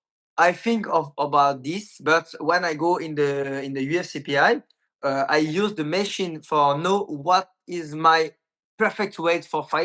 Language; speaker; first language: English; non-native, learner; French